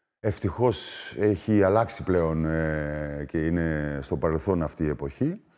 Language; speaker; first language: Greek; early bilingual, other home language; German